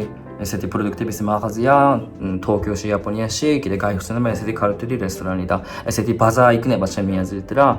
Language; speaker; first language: Georgian; non-native, fluent; Japanese